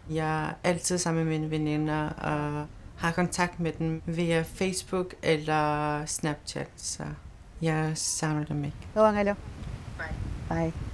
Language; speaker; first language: Danish; non-native, local second language; Kalaallisut